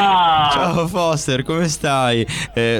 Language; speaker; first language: Italian; native; Italian